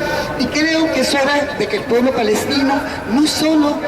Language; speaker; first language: Spanish; native; Spanish